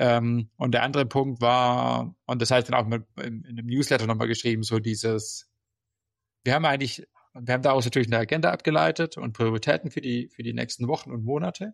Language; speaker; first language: German; native; German